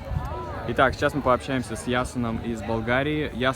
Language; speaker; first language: Russian; native; Russian